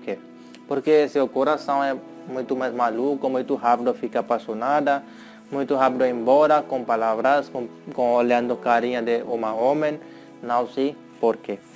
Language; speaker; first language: Portuguese; non-native, learner; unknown